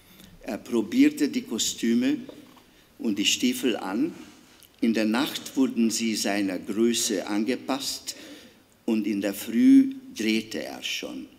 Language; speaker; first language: German; non-native, fluent; Hungarian